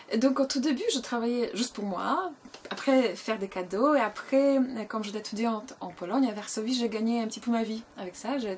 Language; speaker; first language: French; non-native, fluent; Polish